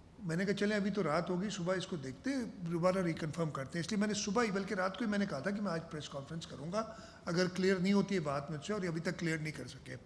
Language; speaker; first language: Urdu; non-native, local second language; Sindhi